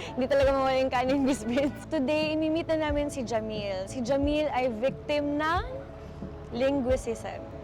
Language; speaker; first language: Filipino; non-native, local second language; Cebuano